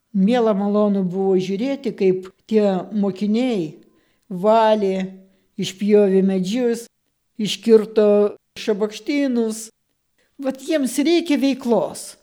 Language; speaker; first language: Lithuanian; native; Lithuanian